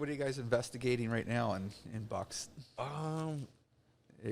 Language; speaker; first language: English; native; English